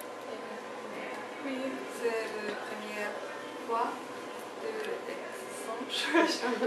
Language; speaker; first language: French; non-native, learner; German